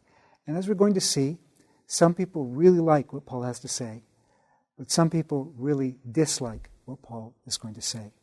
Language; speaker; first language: English; native; English